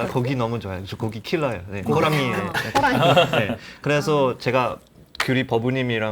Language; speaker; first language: Korean; non-native, learner; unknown